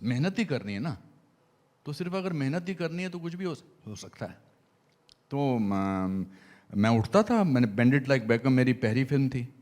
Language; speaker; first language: Hindi; native; Hindi